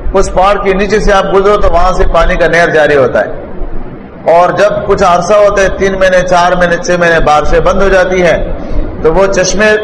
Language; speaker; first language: Urdu; non-native, local second language; Pashto